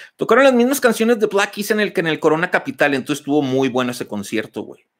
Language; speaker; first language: Spanish; native; Spanish